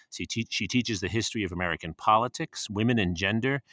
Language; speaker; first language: English; native; English